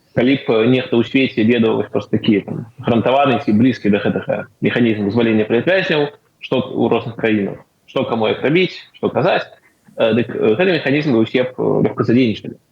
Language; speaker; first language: Belarusian; native; Belarusian